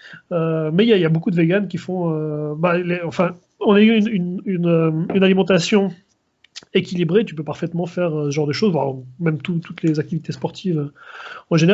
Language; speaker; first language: French; native; French